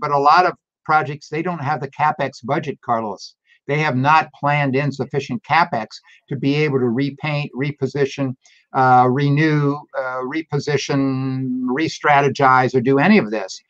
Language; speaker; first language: English; native; English